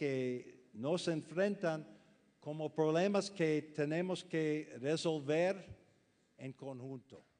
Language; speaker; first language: Spanish; non-native, fluent; English